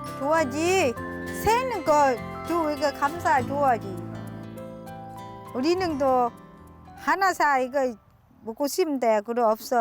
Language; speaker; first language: Korean; non-native, learner; Vietnamese